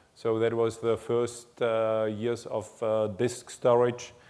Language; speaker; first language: English; non-native, fluent; German